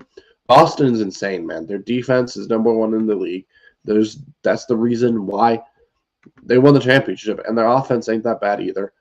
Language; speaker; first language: English; native; English